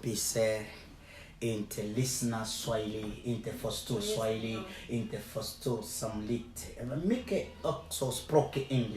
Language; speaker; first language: Swedish; non-native, learner; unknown